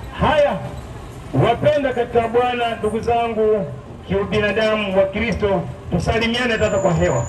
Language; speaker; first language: Swahili; non-native, local second language; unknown